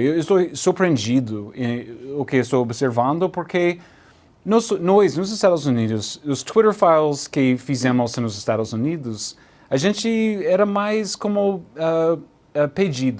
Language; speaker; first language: Portuguese; non-native, learner; English